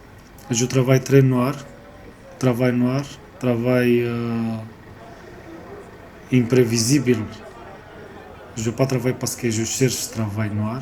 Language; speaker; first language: French; non-native, learner; Romanian